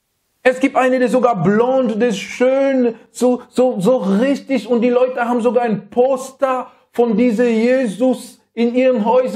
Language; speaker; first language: German; non-native, fluent; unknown